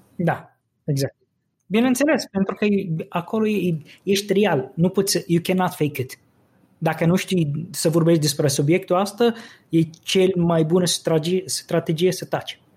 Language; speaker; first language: Romanian; non-native, fluent; Arabic